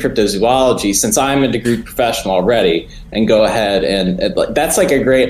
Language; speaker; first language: English; native; English